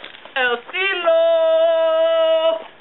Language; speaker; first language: Spanish; non-native, learner; English